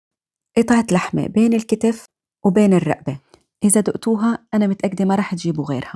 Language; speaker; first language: Arabic; native; Arabic